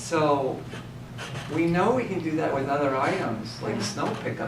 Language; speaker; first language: English; native; English